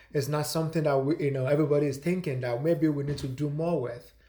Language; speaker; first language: English; non-native, local second language; Igbo